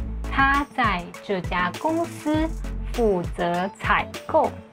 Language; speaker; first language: Chinese; native; Chinese